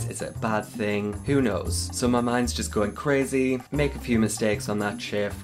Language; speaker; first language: English; native; English